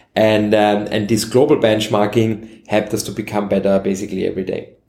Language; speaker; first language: English; non-native, fluent; German